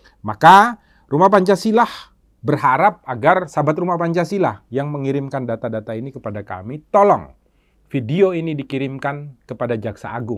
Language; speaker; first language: Indonesian; native; Indonesian